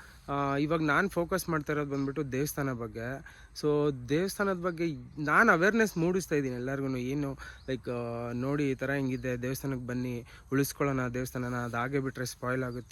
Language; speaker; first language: Kannada; native; Kannada